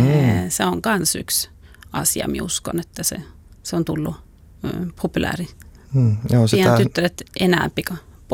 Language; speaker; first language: Finnish; non-native, local second language; Swedish